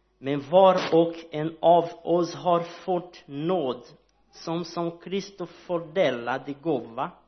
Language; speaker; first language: Swedish; non-native, learner; Portuguese